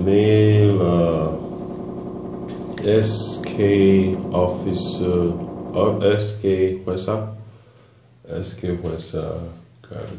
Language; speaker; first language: Korean; non-native, learner; English